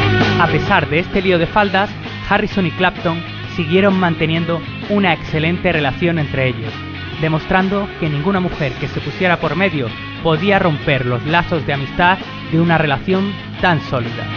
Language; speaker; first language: Spanish; native; Spanish